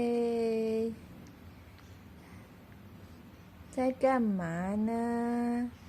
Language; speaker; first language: Chinese; non-native, fluent; Indonesian